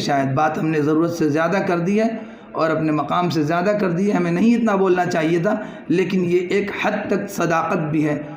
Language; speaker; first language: Urdu; native; Urdu